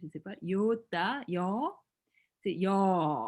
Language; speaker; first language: French; non-native, fluent; Korean